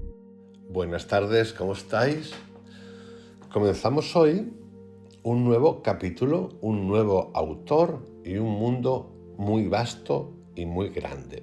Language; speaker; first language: Spanish; native; Spanish